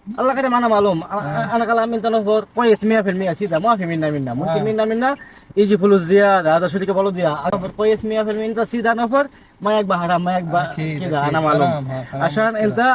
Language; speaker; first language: Arabic; non-native, learner; Bangla